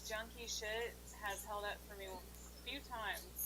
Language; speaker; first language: English; native; English